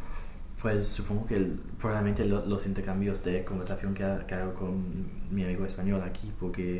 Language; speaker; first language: Spanish; non-native, fluent; English